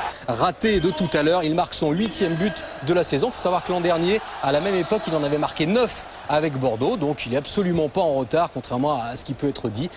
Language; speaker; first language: French; native; French